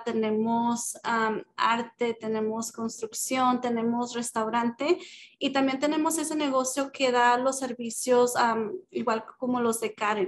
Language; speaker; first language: Spanish; early bilingual, other home language; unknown